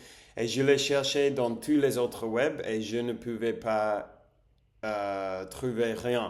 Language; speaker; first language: French; non-native, learner; English